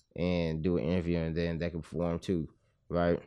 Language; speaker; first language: English; native; English